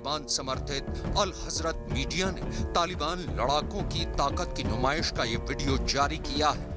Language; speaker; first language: Hindi; native; Hindi